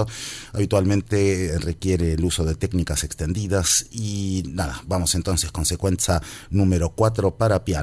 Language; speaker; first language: Spanish; native; Spanish